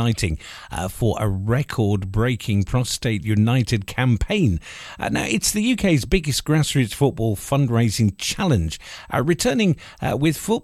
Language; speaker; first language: English; native; English